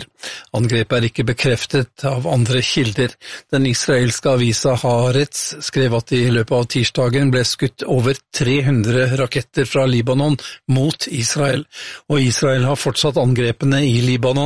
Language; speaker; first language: Norwegian; native; Norwegian